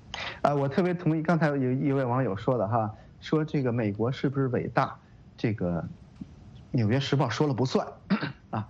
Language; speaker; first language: Chinese; native; Chinese